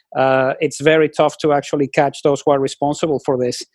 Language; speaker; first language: English; non-native, fluent; Spanish